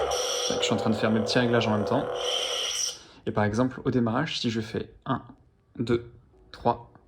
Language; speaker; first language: French; native; French